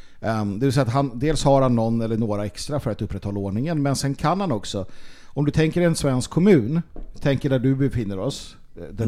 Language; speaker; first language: Swedish; native; Swedish